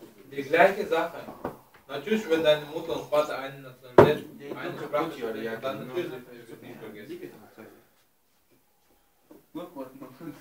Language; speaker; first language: German; non-native, learner; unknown